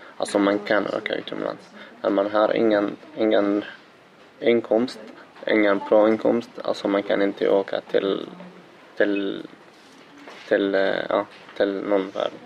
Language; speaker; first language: Swedish; non-native, learner; Arabic